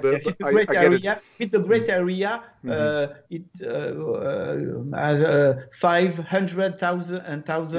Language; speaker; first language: English; non-native, learner; French